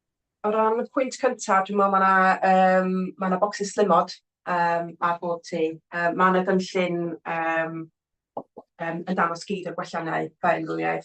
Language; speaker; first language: Welsh; native; Welsh